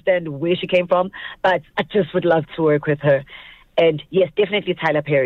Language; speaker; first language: English; non-native, local second language; Zulu